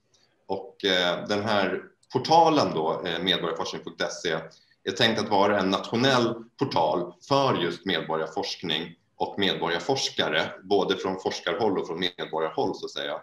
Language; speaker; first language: Swedish; native; Swedish